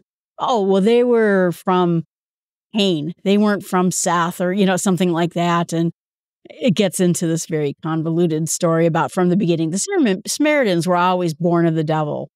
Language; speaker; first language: English; native; English